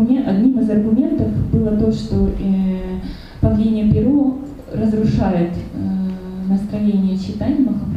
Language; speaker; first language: Russian; native; Russian